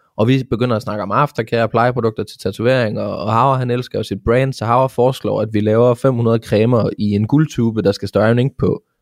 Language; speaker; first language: Danish; native; Danish